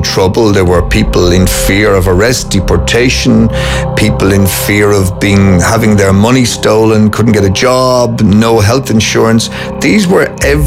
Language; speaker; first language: English; native; English